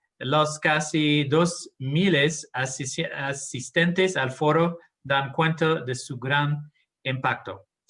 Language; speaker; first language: Spanish; non-native, fluent; English